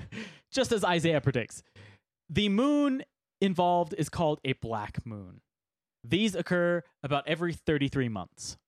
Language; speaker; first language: English; native; English